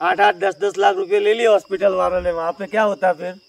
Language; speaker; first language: Hindi; non-native, local second language; Gujarati